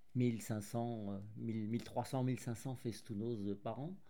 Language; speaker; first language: French; native; French